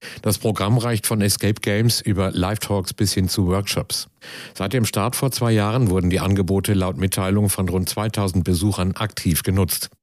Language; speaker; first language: German; native; German